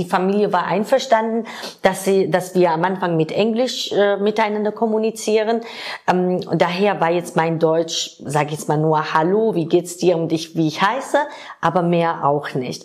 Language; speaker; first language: German; non-native, fluent; Georgian